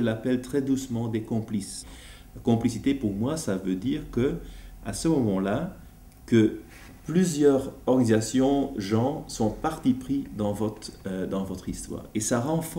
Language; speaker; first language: French; non-native, fluent; Dutch